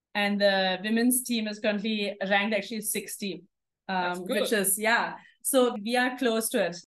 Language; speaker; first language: English; non-native, fluent; German